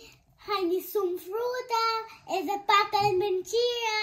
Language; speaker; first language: Albanian; early bilingual, heritage; Albanian